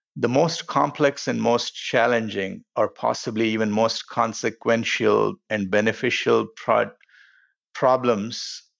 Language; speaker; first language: English; non-native, local second language; Telugu